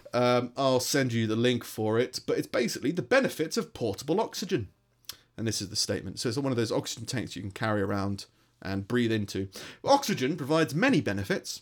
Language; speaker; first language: English; native; English